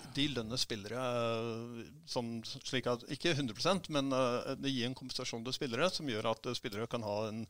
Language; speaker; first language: Norwegian; early bilingual, heritage; Norwegian